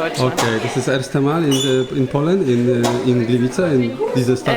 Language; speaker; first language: German; non-native, learner; Polish